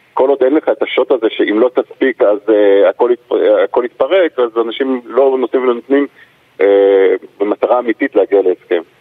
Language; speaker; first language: Hebrew; native; Hebrew